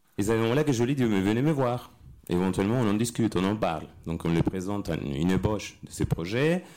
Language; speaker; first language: French; non-native, fluent; Spanish